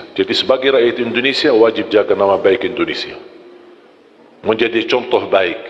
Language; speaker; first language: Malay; non-native, fluent; Arabic